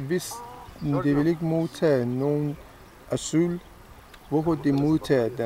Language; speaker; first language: Danish; non-native, fluent; Persian